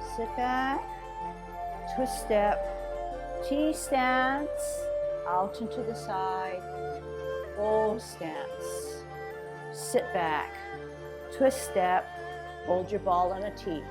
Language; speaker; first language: English; native; English